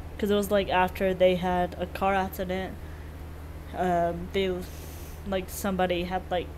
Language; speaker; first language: English; native; English